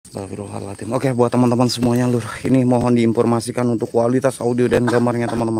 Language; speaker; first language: Indonesian; non-native, local second language; Javanese